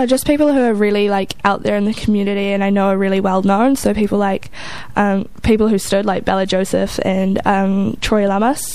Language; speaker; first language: English; native; English